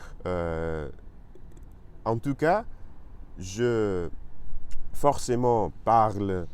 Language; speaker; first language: French; non-native, learner; Russian